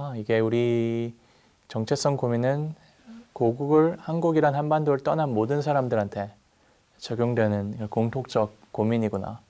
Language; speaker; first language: Korean; native; Korean